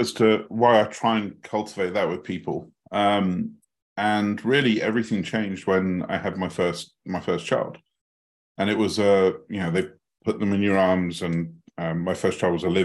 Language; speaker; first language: English; native; English